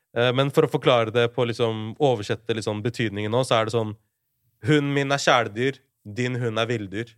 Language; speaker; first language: Norwegian; early bilingual, other home language; Urdu